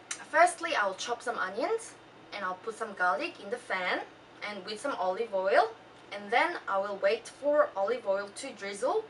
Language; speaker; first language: English; early bilingual, other home language; Korean